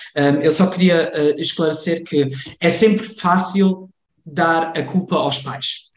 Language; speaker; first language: Portuguese; early bilingual, heritage; Portuguese